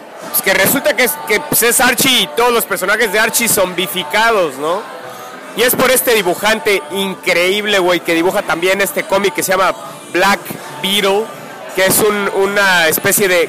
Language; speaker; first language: Spanish; native; Spanish